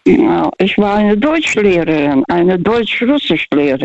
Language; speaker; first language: German; non-native, fluent; Russian